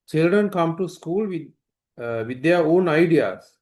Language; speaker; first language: English; non-native, local second language; Sinhala